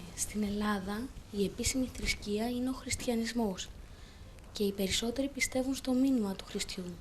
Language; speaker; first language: Greek; native; Greek